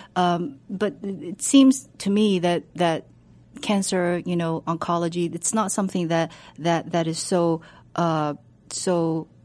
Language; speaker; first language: English; non-native, fluent; Chinese